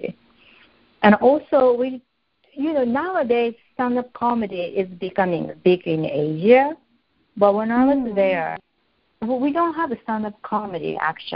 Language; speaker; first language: English; non-native, fluent; Japanese